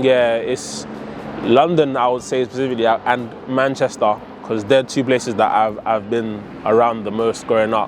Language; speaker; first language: English; early bilingual, other home language; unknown